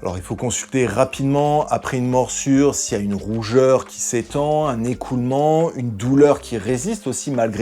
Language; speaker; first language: French; native; French